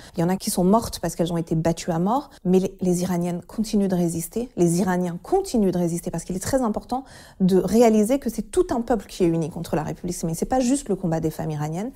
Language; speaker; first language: French; early bilingual, other home language; Persian